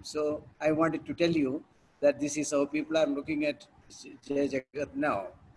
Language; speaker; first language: English; non-native, local second language; Hindi